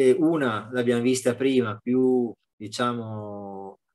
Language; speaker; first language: Italian; native; Italian